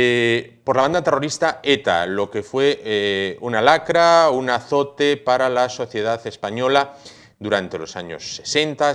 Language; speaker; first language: Spanish; native; Spanish